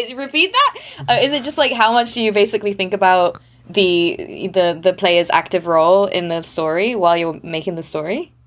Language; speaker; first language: English; non-native, fluent; German